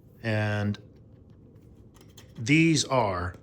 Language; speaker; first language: English; native; English